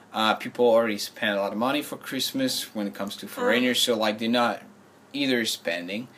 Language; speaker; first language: English; non-native, fluent; French